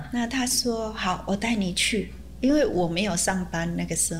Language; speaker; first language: Chinese; early bilingual, heritage; Chinese